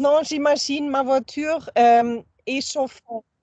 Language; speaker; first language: French; non-native, fluent; German